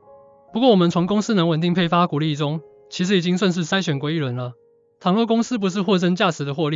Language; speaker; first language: Chinese; native; Chinese